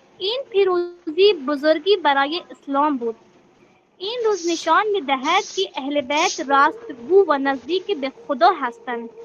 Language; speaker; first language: Persian; non-native, learner; Urdu